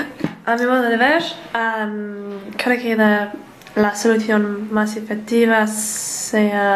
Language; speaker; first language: Spanish; non-native, learner; English